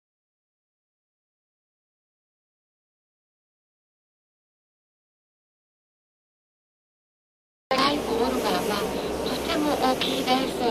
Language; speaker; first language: Japanese; non-native, fluent; Hungarian